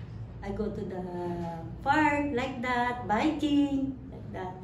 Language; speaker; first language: English; non-native, learner; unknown